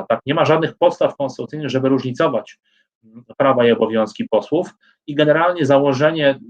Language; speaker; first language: Polish; native; Polish